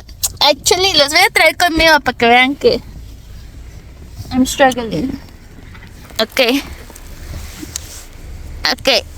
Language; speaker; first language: Spanish; early bilingual, heritage; Spanish